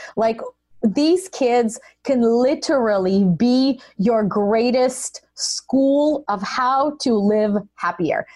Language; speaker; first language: English; early bilingual, other home language; Russian